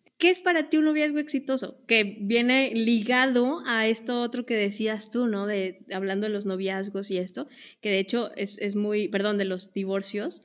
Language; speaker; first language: Spanish; native; Spanish